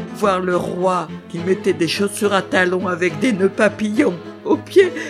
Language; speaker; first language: French; non-native, local second language; Kabyle